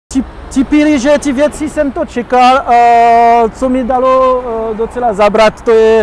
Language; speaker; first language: Czech; non-native, fluent; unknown